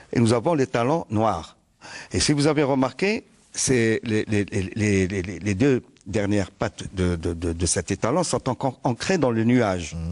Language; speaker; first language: French; non-native, local second language; Arabic